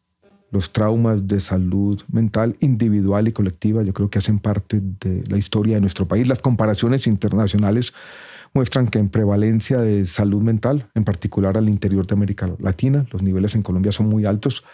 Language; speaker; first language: Spanish; native; Spanish